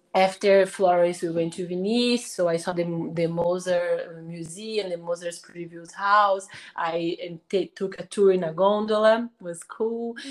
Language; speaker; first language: English; non-native, fluent; Portuguese